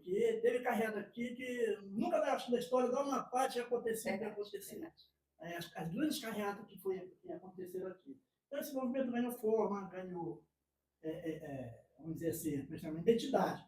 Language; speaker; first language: Portuguese; native; Portuguese